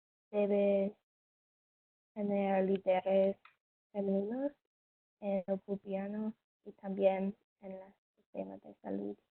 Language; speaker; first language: Spanish; non-native, learner; English